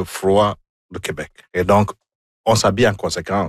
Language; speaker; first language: French; non-native, fluent; Igbo